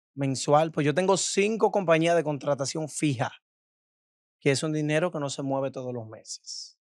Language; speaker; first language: Spanish; native; Spanish